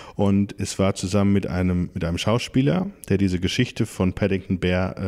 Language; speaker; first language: German; native; German